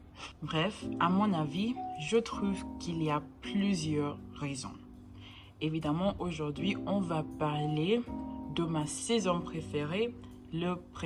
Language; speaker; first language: French; non-native, learner; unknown